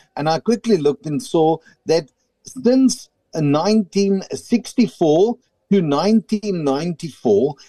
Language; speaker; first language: English; non-native, local second language; Afrikaans